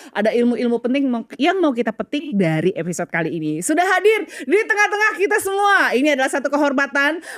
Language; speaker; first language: Indonesian; native; Indonesian